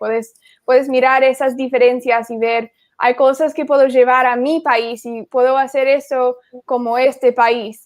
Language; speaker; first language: Spanish; non-native, fluent; English